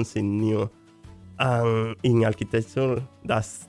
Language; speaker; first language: English; non-native, fluent; Spanish